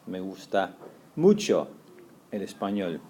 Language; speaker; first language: Spanish; non-native, fluent; English